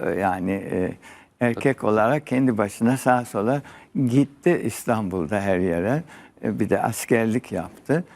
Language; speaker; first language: Turkish; early bilingual, heritage; Turkish